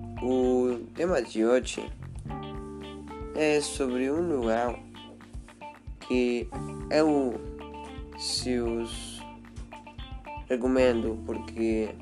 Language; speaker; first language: Portuguese; non-native, learner; Spanish